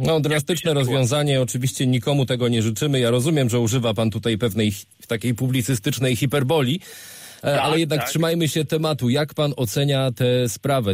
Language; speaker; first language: Polish; native; Polish